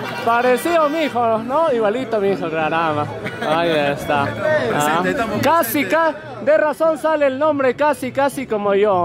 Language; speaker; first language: Spanish; native; Spanish